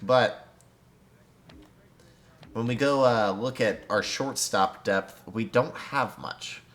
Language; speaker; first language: English; native; English